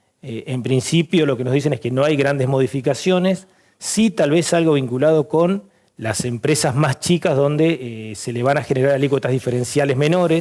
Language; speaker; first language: Spanish; native; Spanish